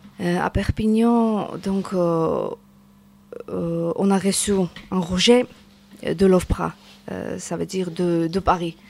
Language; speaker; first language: French; non-native, learner; Georgian